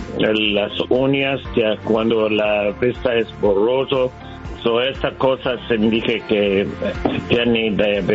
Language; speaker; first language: Spanish; non-native, learner; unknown